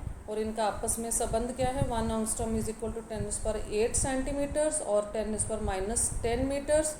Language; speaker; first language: Hindi; native; Hindi